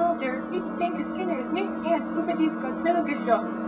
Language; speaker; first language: German; non-native, learner; English